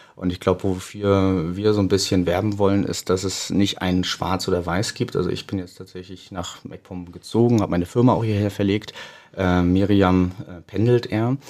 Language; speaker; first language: German; native; German